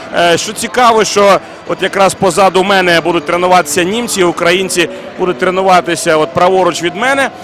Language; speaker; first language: Ukrainian; native; Ukrainian